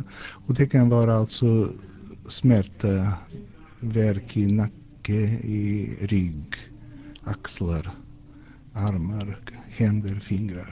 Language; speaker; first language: Swedish; non-native, fluent; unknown